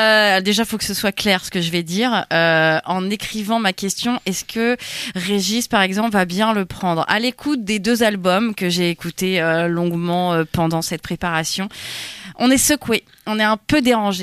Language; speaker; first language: French; native; French